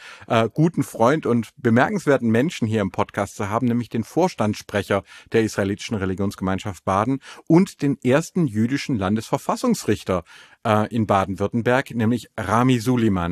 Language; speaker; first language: German; native; German